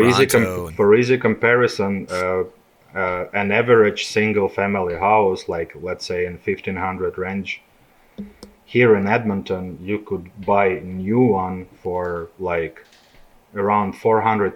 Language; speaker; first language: English; non-native, fluent; Ukrainian